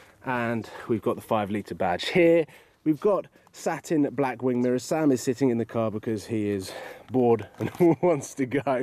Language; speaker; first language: English; native; English